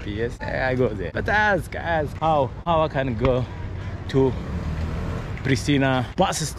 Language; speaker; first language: English; non-native, learner; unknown